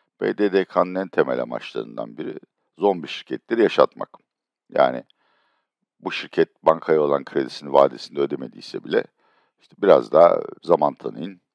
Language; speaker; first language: Turkish; native; Turkish